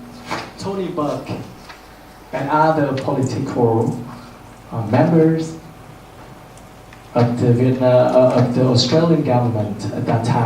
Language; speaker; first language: English; non-native, fluent; Vietnamese